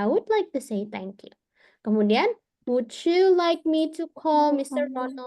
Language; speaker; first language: English; non-native, fluent; Indonesian